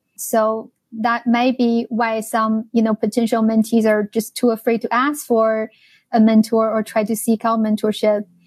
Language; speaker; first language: English; non-native, fluent; Chinese